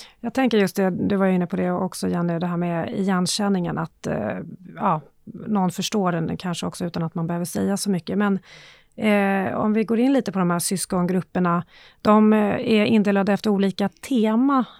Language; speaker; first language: Swedish; native; Swedish